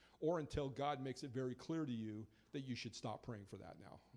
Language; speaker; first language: English; native; English